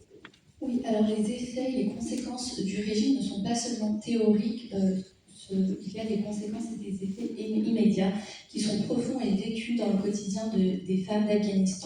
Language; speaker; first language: French; native; French